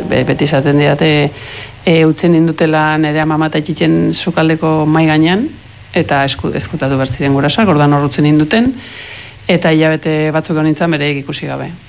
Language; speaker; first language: Basque; early bilingual, heritage; Spanish